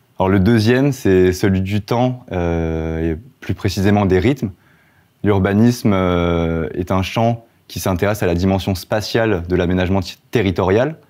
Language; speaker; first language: French; native; French